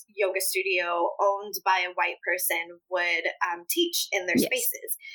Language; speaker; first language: English; early bilingual, other home language; Spanish